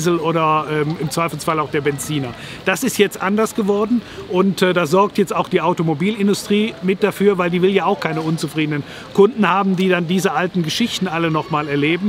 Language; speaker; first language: German; native; German